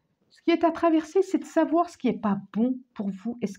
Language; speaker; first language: French; native; French